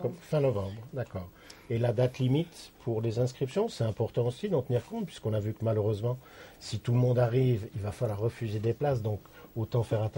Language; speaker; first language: French; native; French